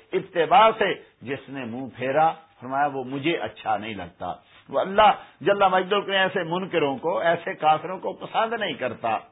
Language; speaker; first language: Urdu; native; Urdu